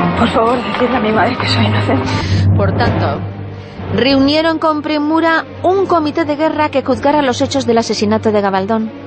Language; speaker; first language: Spanish; native; Spanish